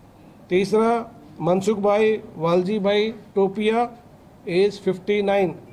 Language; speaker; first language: Hindi; non-native, local second language; Gujarati